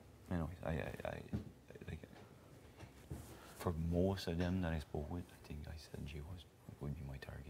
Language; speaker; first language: English; non-native, fluent; French